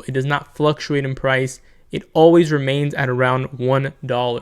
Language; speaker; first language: English; native; English